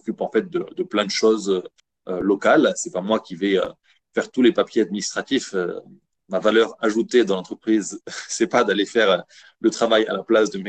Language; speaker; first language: French; native; French